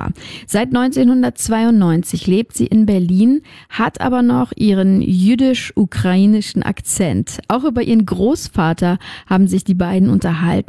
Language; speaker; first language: German; native; German